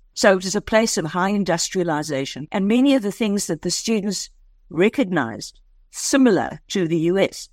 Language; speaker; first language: English; native; English